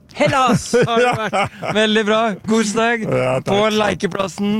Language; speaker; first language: Norwegian; native; Norwegian